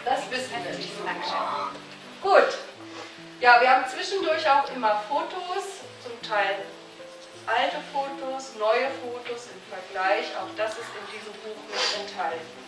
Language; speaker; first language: German; native; German